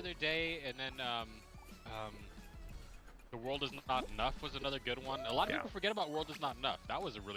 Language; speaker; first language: English; native; English